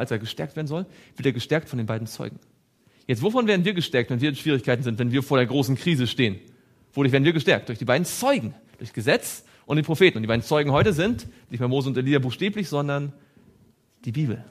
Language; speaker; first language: German; native; German